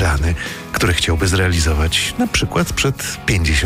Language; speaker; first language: Polish; native; Polish